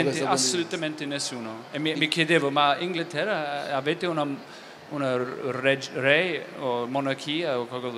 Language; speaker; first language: Italian; non-native, fluent; English